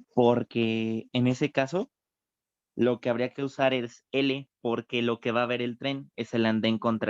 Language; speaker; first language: Spanish; native; Spanish